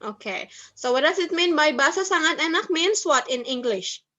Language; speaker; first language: English; non-native, fluent; Indonesian